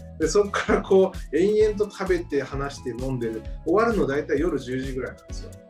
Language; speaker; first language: Japanese; native; Japanese